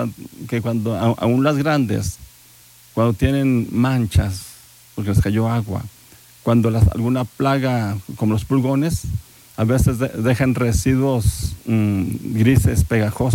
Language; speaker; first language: Spanish; native; Spanish